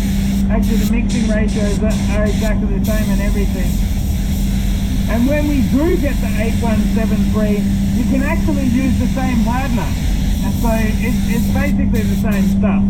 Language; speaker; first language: English; native; English